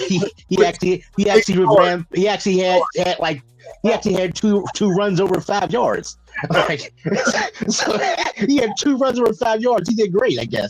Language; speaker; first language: English; native; English